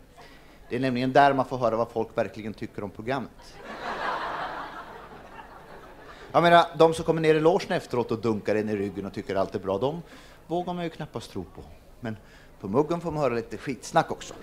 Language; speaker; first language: Swedish; native; Swedish